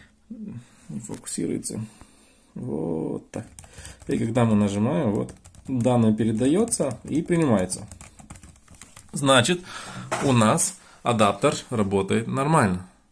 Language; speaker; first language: Russian; non-native, fluent; Romanian